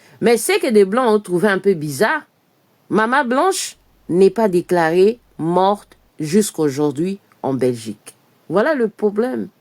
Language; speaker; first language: French; non-native, local second language; Lingala